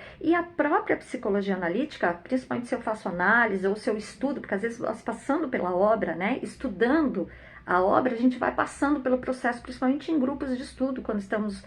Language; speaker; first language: Portuguese; native; Portuguese